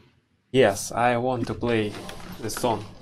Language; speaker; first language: English; non-native, learner; Russian